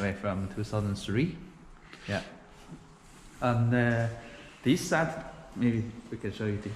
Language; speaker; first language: English; non-native, learner; Chinese